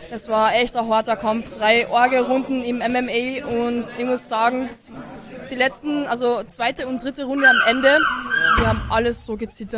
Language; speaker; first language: German; native; German